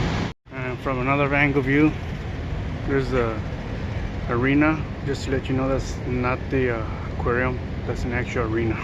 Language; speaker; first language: English; native; English